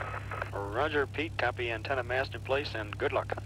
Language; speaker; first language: English; native; English